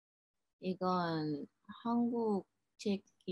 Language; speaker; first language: Korean; non-native, learner; Thai